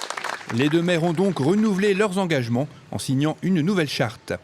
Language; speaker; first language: French; native; French